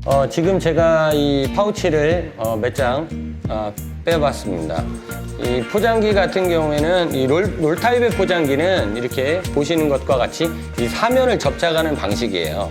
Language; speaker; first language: Korean; native; Korean